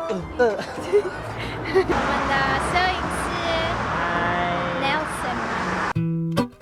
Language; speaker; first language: Chinese; non-native, fluent; Mongolian